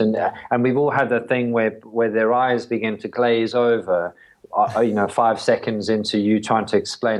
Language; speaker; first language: English; native; English